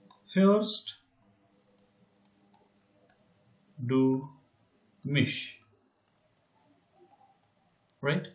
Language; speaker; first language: German; non-native, learner; Hindi